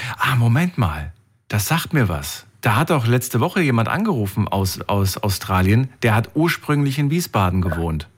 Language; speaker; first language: German; native; German